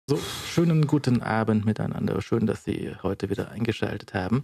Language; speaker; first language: German; native; German